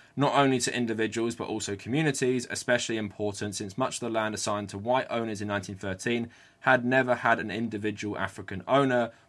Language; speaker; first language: English; native; English